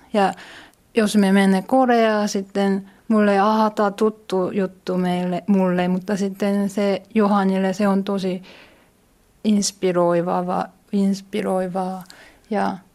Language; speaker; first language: Finnish; non-native, learner; Korean